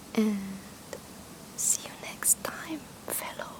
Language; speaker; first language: English; non-native, fluent; Slovenian